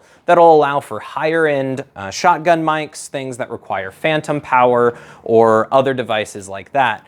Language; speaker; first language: English; native; English